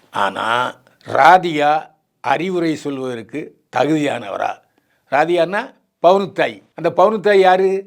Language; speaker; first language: Tamil; native; Tamil